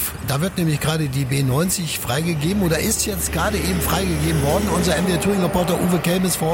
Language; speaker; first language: German; native; German